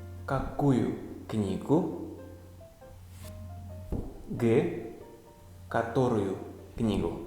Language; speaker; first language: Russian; non-native, fluent; Indonesian